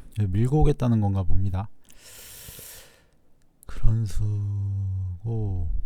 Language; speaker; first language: Korean; native; Korean